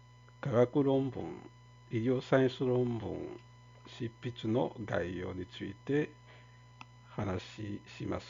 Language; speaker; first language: Japanese; non-native, fluent; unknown